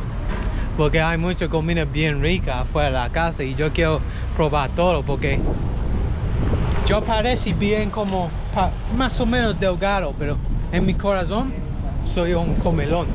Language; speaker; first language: Spanish; non-native, learner; English